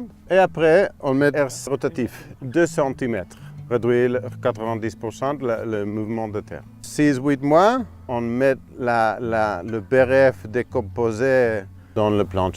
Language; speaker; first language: French; non-native, fluent; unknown